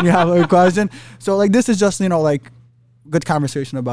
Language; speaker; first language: English; early bilingual, other home language; Yiddish